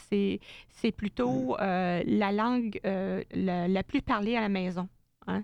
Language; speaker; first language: French; native; French